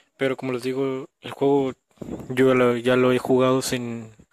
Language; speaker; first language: Spanish; native; Spanish